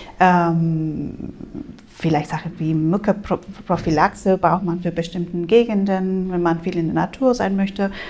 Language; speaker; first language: German; non-native, fluent; Spanish